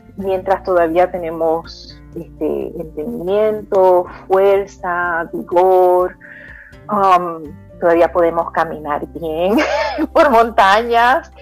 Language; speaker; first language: Spanish; early bilingual, heritage; Spanish